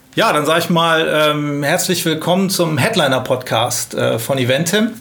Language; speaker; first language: German; native; German